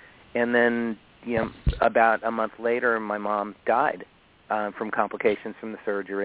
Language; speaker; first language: English; native; English